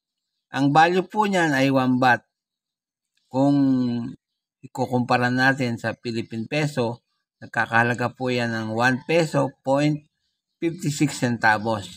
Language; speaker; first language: Filipino; native; Filipino